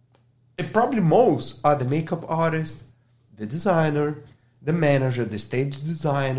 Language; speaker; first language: English; non-native, fluent; Portuguese